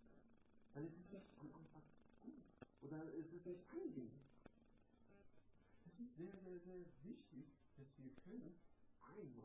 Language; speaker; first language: German; non-native, learner; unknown